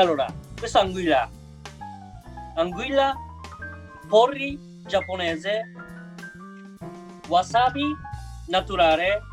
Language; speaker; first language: Italian; non-native, learner; Japanese